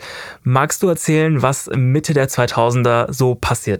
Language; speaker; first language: German; native; German